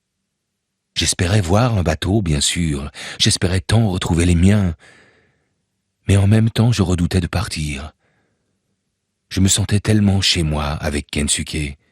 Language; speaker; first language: French; native; French